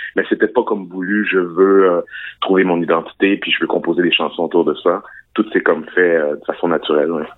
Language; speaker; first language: French; native; French